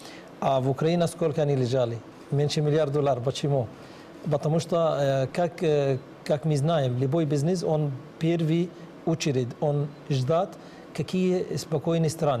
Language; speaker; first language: Russian; non-native, learner; Arabic